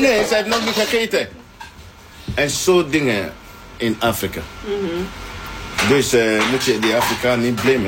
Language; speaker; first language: Dutch; non-native, learner; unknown